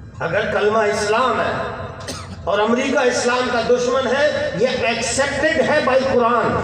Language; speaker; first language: Urdu; non-native, local second language; Baluchi